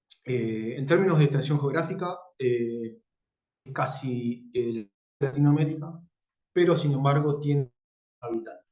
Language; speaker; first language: Spanish; native; Spanish